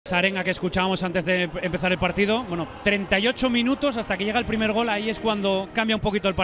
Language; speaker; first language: Spanish; native; Spanish